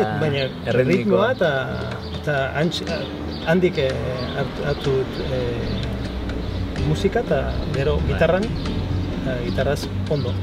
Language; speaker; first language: Basque; non-native, learner; Spanish